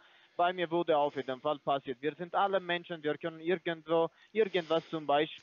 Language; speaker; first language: German; non-native, fluent; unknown